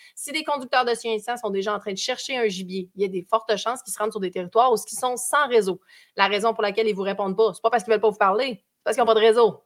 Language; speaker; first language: French; native; French